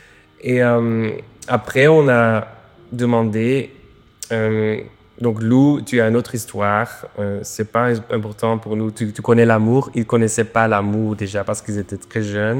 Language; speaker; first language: French; non-native, learner; Dutch